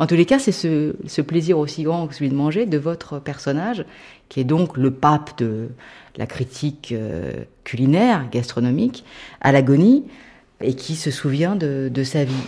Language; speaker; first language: French; native; French